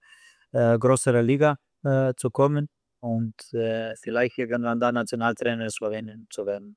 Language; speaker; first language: German; non-native, fluent; Slovenian